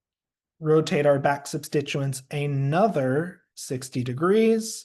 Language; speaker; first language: English; native; English